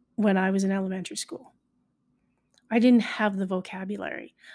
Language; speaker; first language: English; native; English